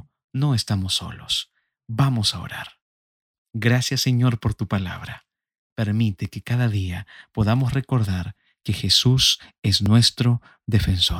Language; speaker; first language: Spanish; native; Spanish